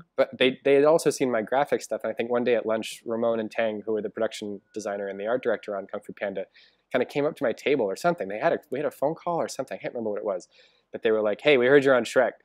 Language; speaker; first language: English; native; English